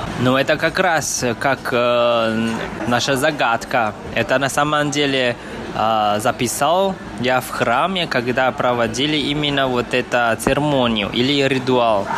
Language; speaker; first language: Russian; non-native, fluent; Chinese